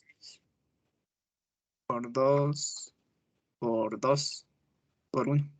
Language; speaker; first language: Spanish; native; Spanish